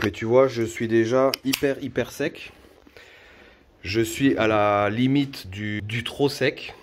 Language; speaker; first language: French; native; French